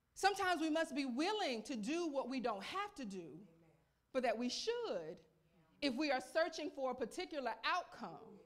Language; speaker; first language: English; native; English